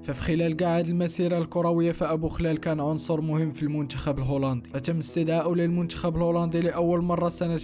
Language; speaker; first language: Arabic; native; Arabic